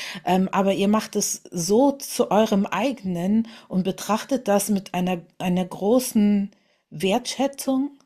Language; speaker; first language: German; native; German